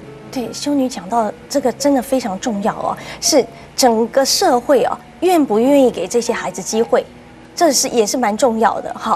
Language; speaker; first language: Chinese; native; Chinese